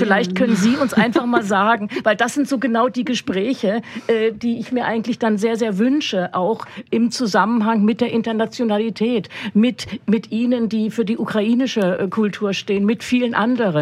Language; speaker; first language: German; native; German